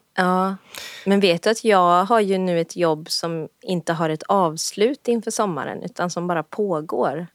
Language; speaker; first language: Swedish; native; Swedish